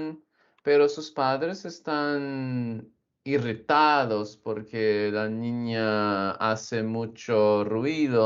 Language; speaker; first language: Spanish; non-native, learner; English